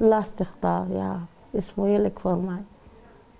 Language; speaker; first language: Dutch; non-native, learner; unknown